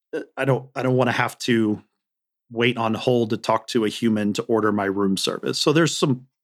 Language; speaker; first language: English; native; English